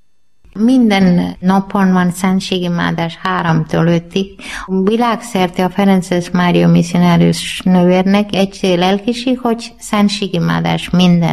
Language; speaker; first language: Hungarian; non-native, learner; Malayalam